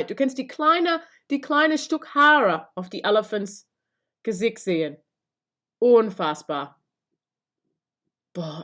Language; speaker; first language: German; non-native, learner; English